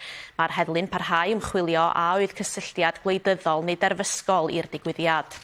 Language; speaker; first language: Welsh; native; Welsh